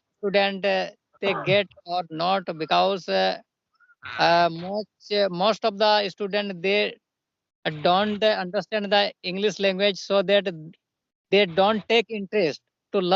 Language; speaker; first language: English; non-native, learner; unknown